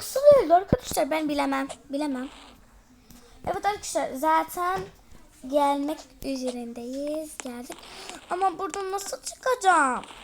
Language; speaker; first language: Turkish; early bilingual, heritage; Turkish